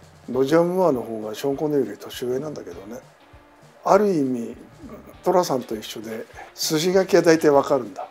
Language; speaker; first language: Japanese; native; Japanese